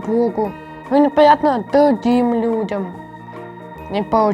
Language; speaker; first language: Russian; native; Russian